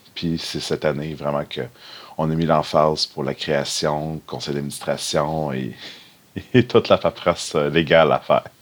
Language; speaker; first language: French; native; French